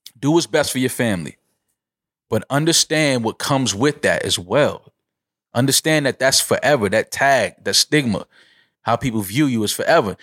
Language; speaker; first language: English; native; English